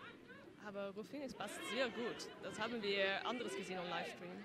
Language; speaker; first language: German; non-native, learner; Dutch